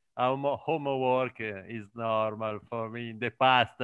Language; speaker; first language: English; non-native, learner; Italian